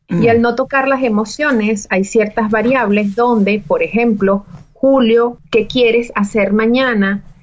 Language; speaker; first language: Spanish; native; Spanish